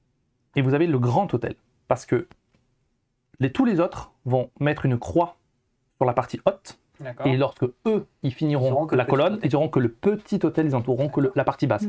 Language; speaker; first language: French; native; French